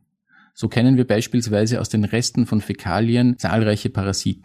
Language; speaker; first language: German; native; German